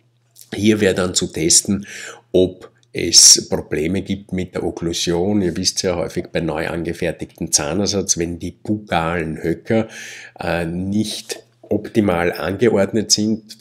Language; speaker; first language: German; native; German